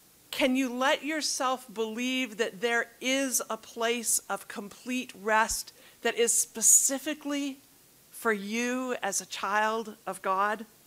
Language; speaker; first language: English; native; English